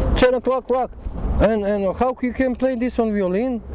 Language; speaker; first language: English; non-native, learner; Croatian